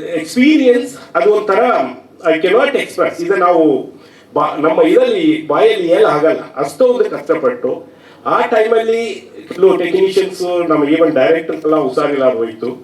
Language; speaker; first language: Kannada; non-native, learner; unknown